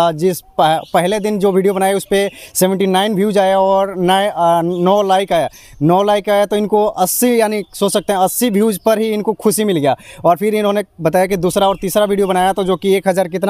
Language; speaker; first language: Hindi; native; Hindi